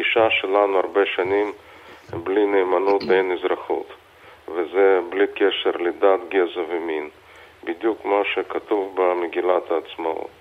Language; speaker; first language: Hebrew; non-native, fluent; Russian